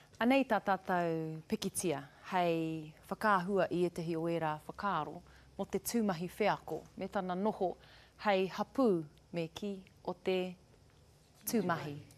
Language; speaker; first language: Māori; non-native, local second language; English